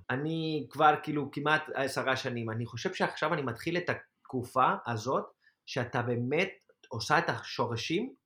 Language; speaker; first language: Hebrew; non-native, fluent; Spanish